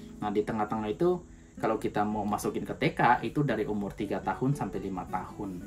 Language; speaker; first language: Indonesian; native; Indonesian